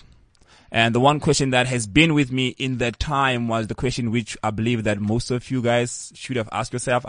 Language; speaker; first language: English; non-native, local second language; Northern Sotho